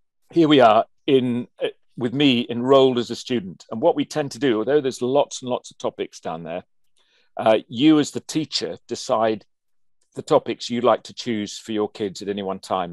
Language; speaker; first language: English; native; English